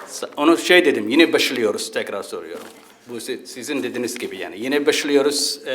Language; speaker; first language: Turkish; non-native, fluent; Somali